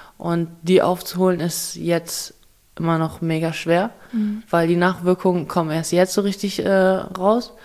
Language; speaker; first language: German; early bilingual, other home language; Russian